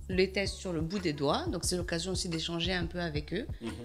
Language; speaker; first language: French; non-native, local second language; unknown